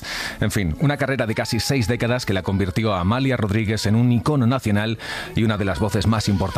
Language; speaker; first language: Spanish; native; Spanish